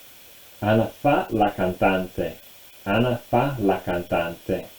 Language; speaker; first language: Italian; non-native, fluent; English